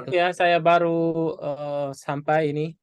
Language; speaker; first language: Indonesian; non-native, fluent; Arabic